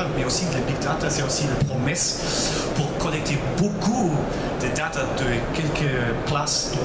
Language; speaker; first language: French; non-native, local second language; German